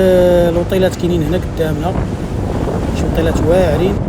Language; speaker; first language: Arabic; native; Arabic